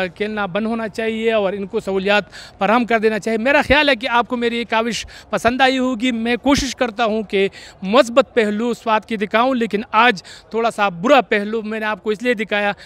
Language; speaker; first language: Urdu; non-native, local second language; Pashto